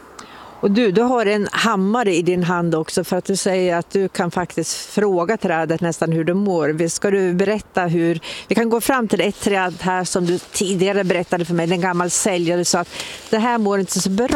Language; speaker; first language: Swedish; native; Swedish